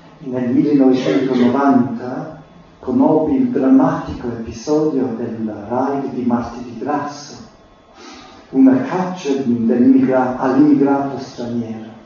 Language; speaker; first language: Italian; non-native, fluent; English